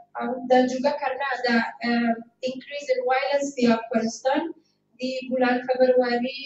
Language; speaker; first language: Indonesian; non-native, fluent; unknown